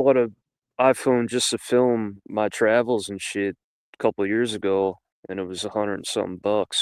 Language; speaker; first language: English; native; English